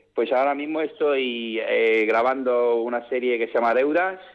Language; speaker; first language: Spanish; early bilingual, other home language; English